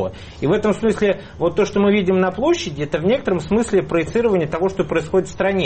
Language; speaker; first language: Russian; native; Russian